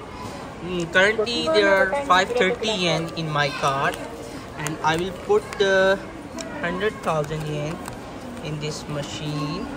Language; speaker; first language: English; non-native, local second language; Urdu